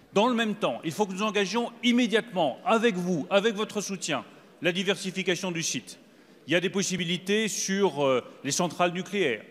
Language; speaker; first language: French; native; French